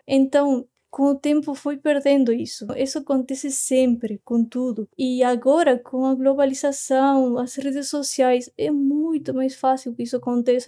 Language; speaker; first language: Portuguese; non-native, fluent; Spanish